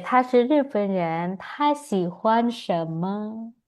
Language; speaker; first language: Chinese; non-native, fluent; Indonesian